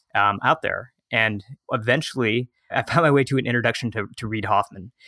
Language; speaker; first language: English; native; English